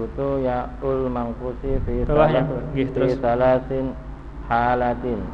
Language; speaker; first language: Arabic; non-native, learner; Indonesian